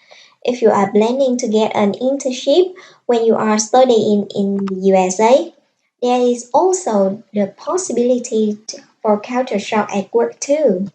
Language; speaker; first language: English; non-native, learner; Vietnamese